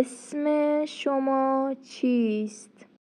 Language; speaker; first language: Persian; non-native, fluent; Turkish